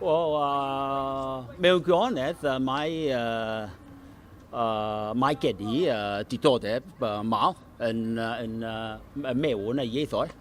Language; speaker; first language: Welsh; non-native, learner; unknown